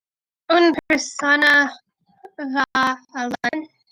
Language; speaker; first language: Spanish; non-native, learner; English